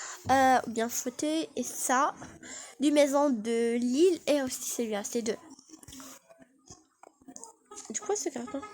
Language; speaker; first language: French; non-native, learner; Arabic